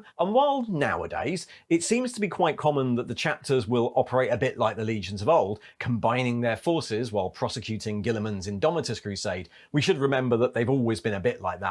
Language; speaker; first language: English; native; English